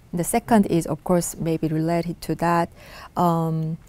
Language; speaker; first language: English; non-native, fluent; Korean